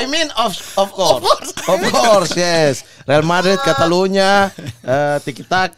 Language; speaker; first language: English; non-native, learner; Indonesian